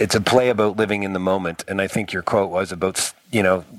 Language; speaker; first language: English; native; English